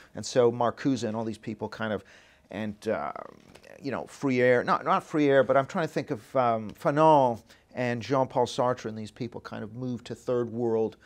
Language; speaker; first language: English; native; English